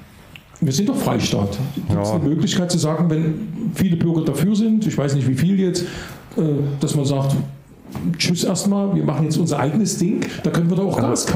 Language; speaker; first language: German; native; German